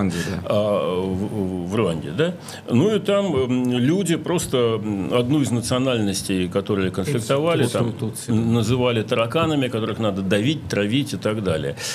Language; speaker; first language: Russian; native; Russian